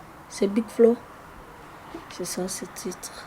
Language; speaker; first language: French; non-native, fluent; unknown